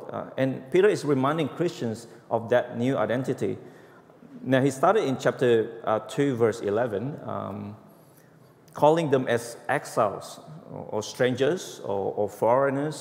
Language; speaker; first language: English; non-native, fluent; Indonesian